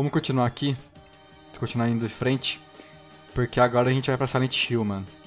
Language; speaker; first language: Portuguese; native; Portuguese